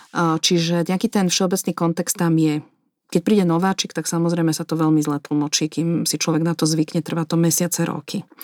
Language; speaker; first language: Slovak; native; Slovak